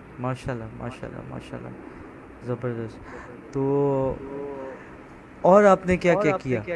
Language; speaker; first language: Hindi; non-native, fluent; Bangla